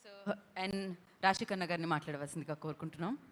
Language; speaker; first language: Telugu; native; Telugu